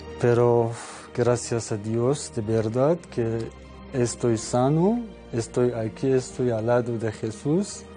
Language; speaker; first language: Spanish; non-native, learner; Persian